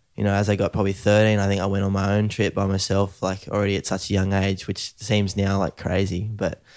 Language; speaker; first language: English; native; English